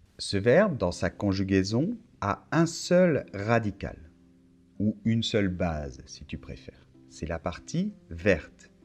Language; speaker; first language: French; native; French